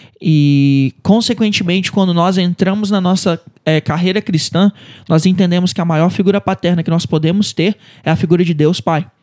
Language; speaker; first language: Portuguese; native; Portuguese